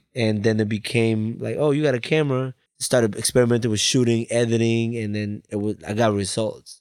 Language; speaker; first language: English; early bilingual, other home language; Spanish